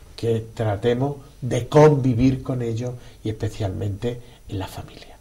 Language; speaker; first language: Spanish; native; Spanish